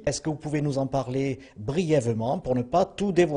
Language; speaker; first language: French; native; French